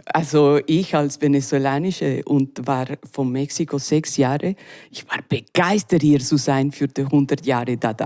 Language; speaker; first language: German; non-native, learner; Spanish